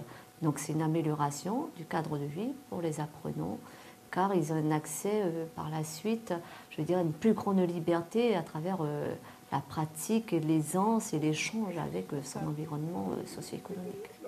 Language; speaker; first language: French; native; French